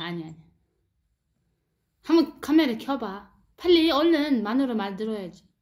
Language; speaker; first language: Korean; non-native, fluent; Uzbek